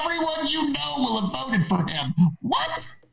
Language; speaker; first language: English; native; English